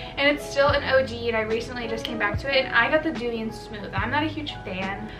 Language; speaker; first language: English; native; English